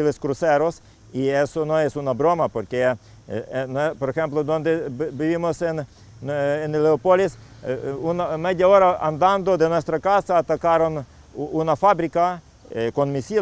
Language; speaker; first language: Spanish; non-native, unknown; Ukrainian